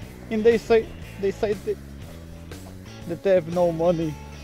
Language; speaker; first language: English; non-native, learner; Portuguese